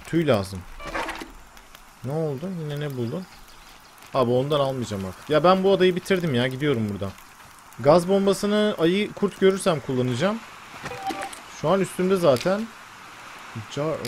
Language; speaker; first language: Turkish; native; Turkish